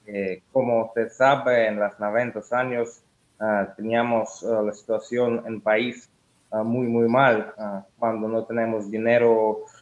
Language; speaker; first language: Spanish; non-native, learner; Russian